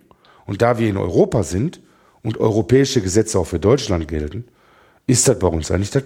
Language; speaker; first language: German; native; German